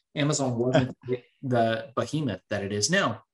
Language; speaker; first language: English; early bilingual, other home language; Persian